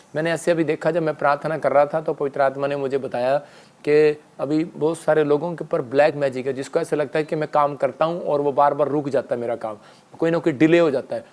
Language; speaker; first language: Hindi; non-native, local second language; Punjabi